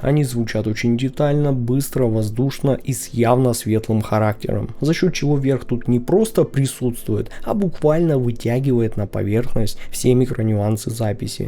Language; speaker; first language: Russian; native; Russian